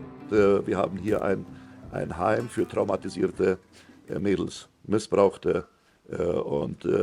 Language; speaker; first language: German; non-native, local second language; Plautdietsch